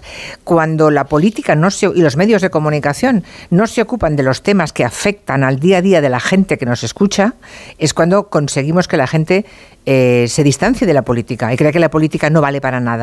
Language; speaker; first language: Spanish; native; Spanish